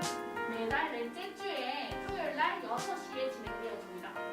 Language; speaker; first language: Korean; native; Korean